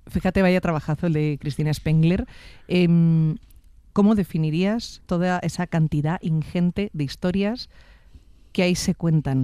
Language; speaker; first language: Spanish; native; Spanish